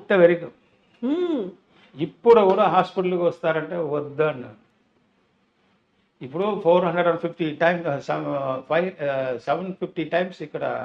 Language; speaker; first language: Telugu; non-native, learner; Tamil